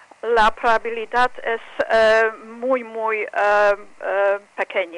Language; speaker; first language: Spanish; non-native, fluent; Polish